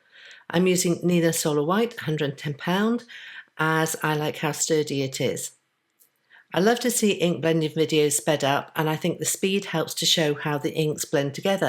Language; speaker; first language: English; native; English